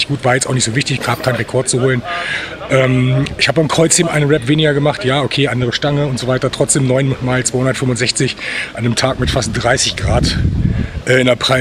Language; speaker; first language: German; native; German